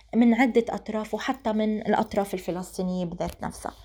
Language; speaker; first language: Arabic; native; Arabic